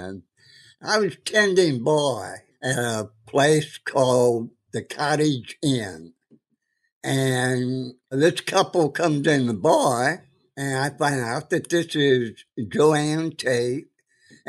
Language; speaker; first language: English; native; English